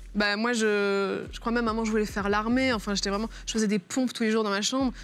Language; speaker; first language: French; native; French